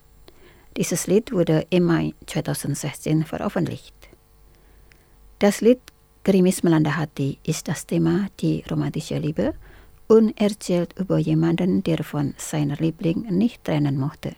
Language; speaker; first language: German; non-native, fluent; Indonesian